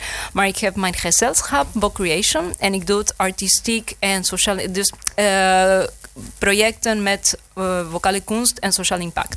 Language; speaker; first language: Dutch; non-native, learner; Spanish